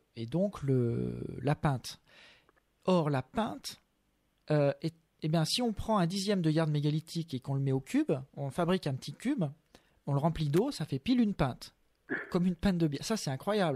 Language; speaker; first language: French; native; French